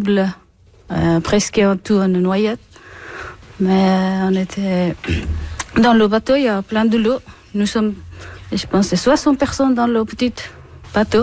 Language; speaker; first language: French; non-native, learner; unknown